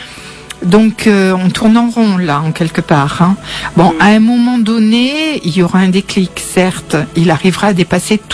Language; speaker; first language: French; native; French